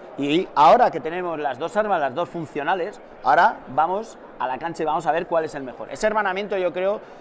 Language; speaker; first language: Spanish; native; Spanish